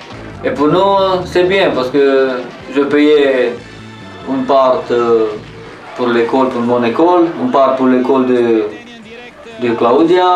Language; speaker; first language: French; non-native, learner; Romanian